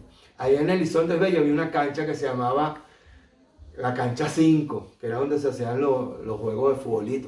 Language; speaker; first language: Spanish; native; Spanish